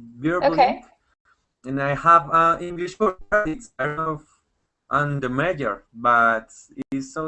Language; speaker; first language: English; non-native, learner; Spanish